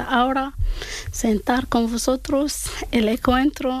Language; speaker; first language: Spanish; non-native, learner; Arabic